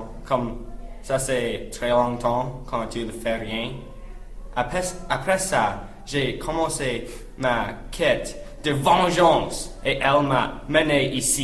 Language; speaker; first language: French; non-native, learner; English